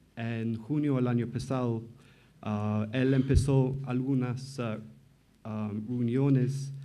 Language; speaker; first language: Spanish; non-native, fluent; English